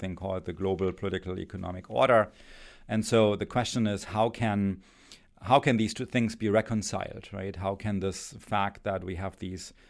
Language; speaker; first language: English; non-native, fluent; German